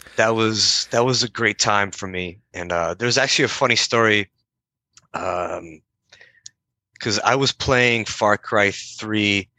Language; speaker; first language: English; native; English